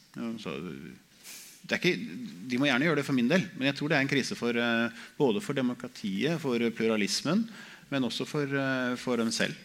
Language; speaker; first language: Norwegian; native; Norwegian